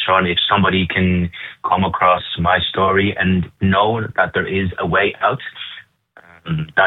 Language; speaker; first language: English; native; English